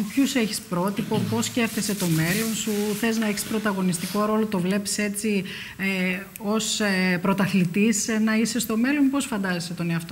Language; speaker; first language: Greek; native; Greek